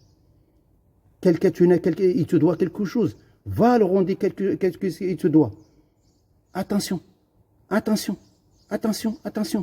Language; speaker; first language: French; non-native, fluent; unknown